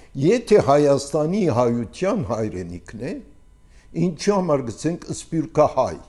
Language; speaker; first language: Armenian; early bilingual, heritage; Armenian